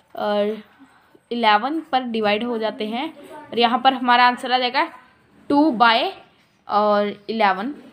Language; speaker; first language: Hindi; non-native, local second language; Punjabi